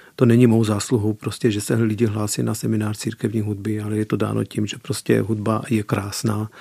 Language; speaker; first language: Czech; early bilingual, heritage; Czech